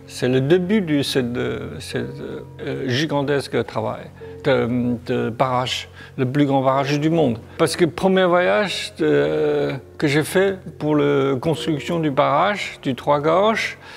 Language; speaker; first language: French; non-native, learner; Chinese